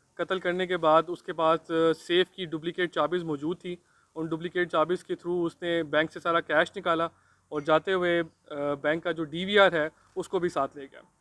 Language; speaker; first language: Urdu; non-native, local second language; Pashto